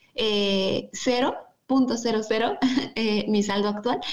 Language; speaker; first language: Spanish; native; Spanish